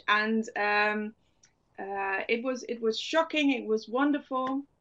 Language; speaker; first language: English; non-native, fluent; Dutch